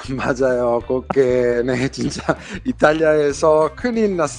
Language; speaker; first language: Korean; non-native, fluent; Italian